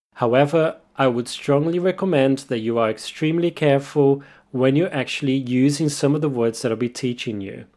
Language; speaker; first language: English; non-native, fluent; Portuguese